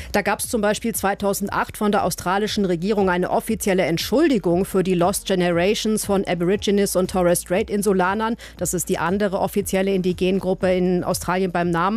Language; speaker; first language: German; native; German